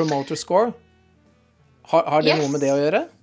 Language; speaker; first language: Norwegian; native; Norwegian